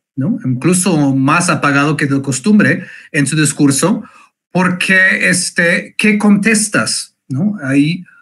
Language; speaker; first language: Spanish; non-native, fluent; English